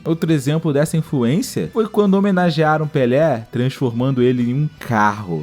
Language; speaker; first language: Portuguese; native; Portuguese